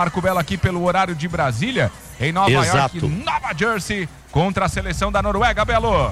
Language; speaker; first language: Portuguese; native; Portuguese